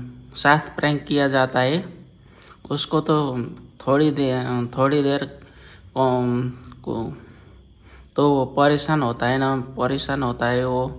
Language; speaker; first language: Hindi; non-native, learner; Nepali